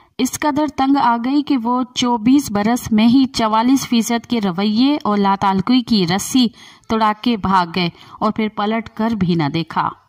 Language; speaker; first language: Urdu; non-native, local second language; Sindhi